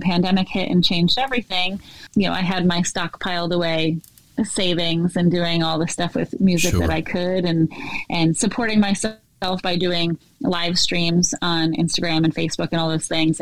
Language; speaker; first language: English; native; English